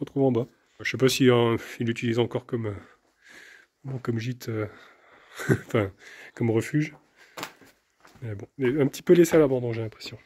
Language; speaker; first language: French; native; French